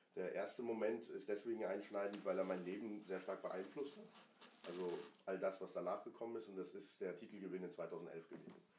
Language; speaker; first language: German; early bilingual, other home language; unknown